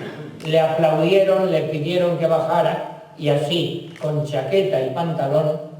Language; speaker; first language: Spanish; native; Spanish